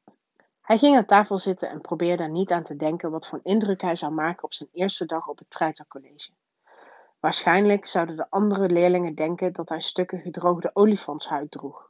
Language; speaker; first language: Dutch; native; Dutch